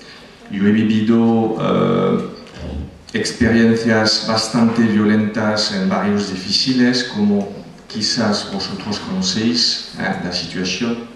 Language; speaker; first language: Spanish; non-native, fluent; French